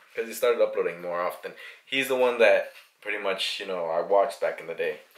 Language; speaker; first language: English; early bilingual, other home language; Spanish